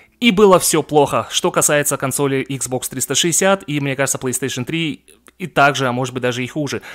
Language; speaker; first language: Russian; native; Russian